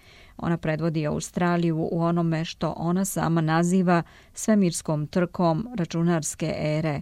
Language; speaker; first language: Serbian; native; Serbian